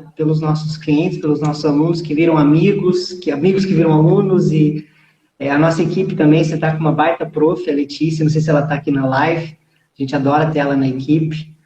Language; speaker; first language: Portuguese; early bilingual, heritage; Portuguese